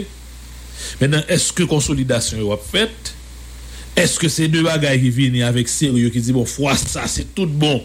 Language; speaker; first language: French; non-native, local second language; Haitian Creole